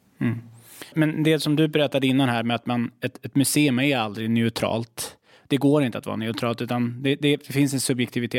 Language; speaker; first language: Swedish; native; Swedish